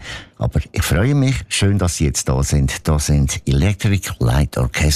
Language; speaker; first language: German; native; German